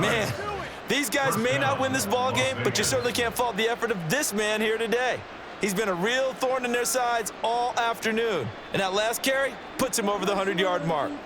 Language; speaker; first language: English; native; English